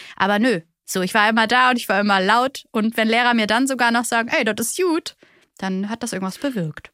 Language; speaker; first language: German; early bilingual, other home language; Bulgarian